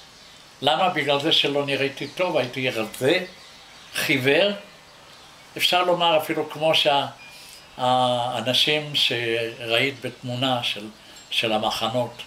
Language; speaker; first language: Hebrew; non-native, fluent; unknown